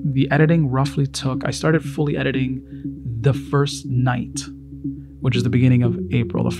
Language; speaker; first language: English; native; English